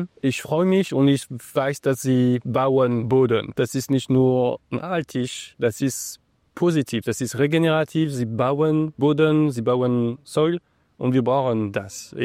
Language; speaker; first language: German; non-native, learner; English